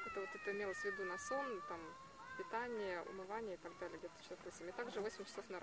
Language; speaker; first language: Russian; native; Russian